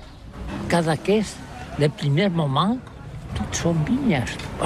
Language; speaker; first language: French; non-native, learner; Catalan